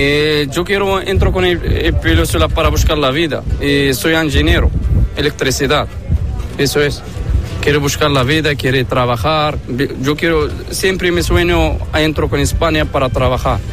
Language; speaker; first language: Spanish; non-native, learner; Arabic